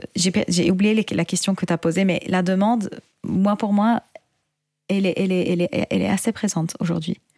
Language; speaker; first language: French; non-native, fluent; Arabic